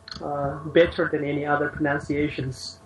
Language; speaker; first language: English; non-native, fluent; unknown